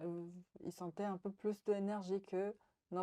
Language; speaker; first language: French; non-native, fluent; Japanese